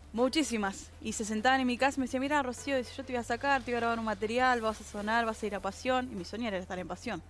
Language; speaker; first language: Spanish; native; Spanish